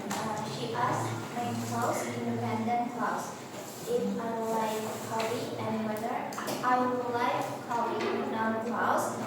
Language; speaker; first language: English; non-native, learner; Indonesian